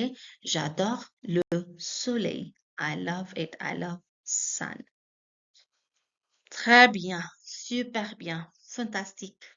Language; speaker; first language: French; non-native, fluent; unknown